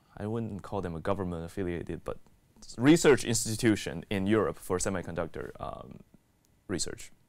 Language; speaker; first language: English; native; English